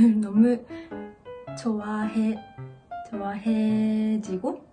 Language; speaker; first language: Korean; non-native, learner; Japanese